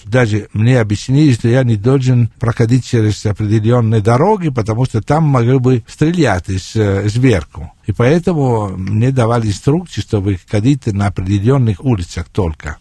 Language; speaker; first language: Russian; non-native, fluent; Italian